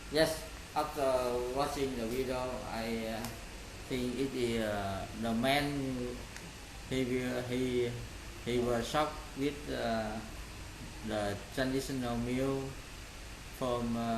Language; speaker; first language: English; non-native, learner; Vietnamese